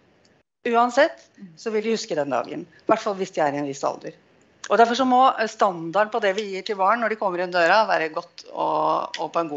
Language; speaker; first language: Norwegian; native; Norwegian